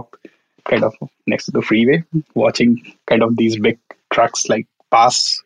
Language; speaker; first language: English; non-native, local second language; Marathi